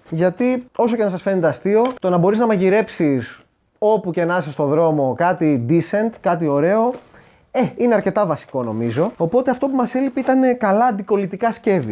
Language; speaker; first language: Greek; native; Greek